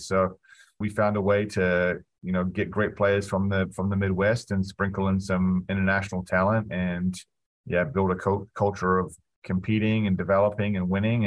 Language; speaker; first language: English; native; English